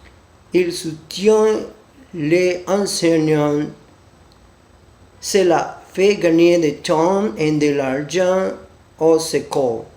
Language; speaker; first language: French; non-native, learner; Spanish